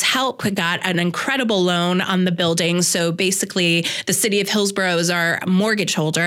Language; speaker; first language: English; native; English